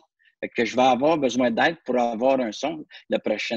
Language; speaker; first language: French; native; French